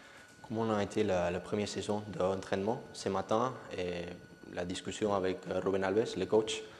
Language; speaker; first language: French; non-native, fluent; Spanish